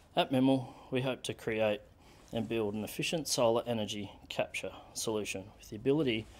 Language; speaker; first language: English; native; English